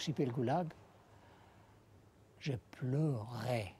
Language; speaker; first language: French; non-native, fluent; Russian